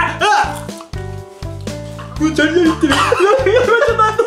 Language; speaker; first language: Japanese; native; Japanese